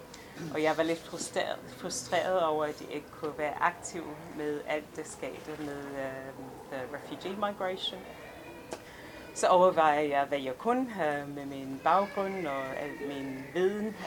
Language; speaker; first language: Danish; non-native, fluent; English